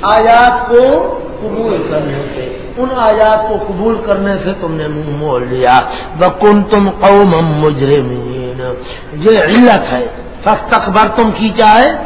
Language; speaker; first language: Urdu; non-native, local second language; Punjabi